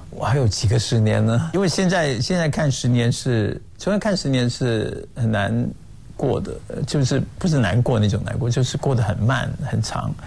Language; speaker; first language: Chinese; non-native, local second language; Cantonese